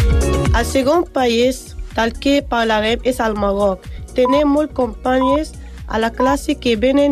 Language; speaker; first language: Catalan; non-native, learner; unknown